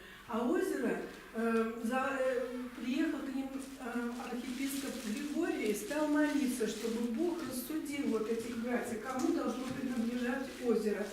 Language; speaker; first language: Russian; native; Russian